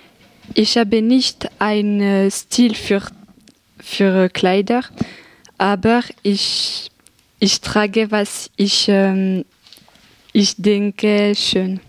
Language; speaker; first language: German; non-native, learner; French